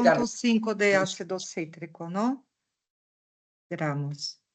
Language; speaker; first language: Spanish; non-native, learner; Portuguese